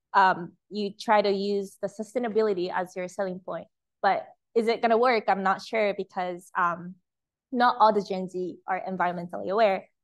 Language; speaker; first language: English; early bilingual, other home language; Japanese